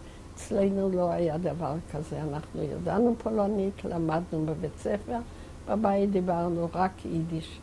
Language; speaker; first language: Hebrew; non-native, fluent; Yiddish